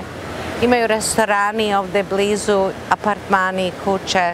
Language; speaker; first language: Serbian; early bilingual, heritage; Serbian